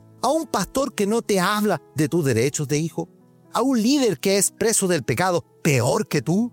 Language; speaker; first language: Spanish; native; Spanish